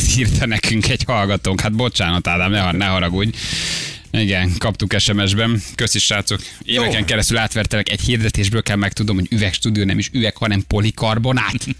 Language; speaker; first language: Hungarian; native; Hungarian